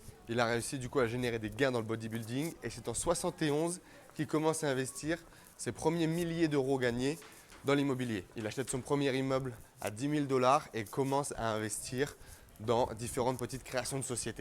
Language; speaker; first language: French; native; French